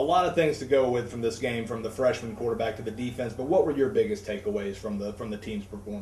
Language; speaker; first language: English; native; English